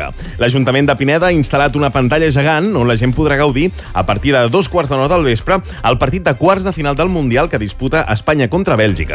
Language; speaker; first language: Catalan; native; Catalan